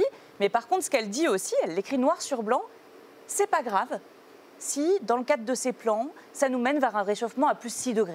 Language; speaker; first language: French; native; French